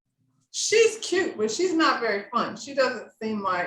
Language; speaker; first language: English; native; English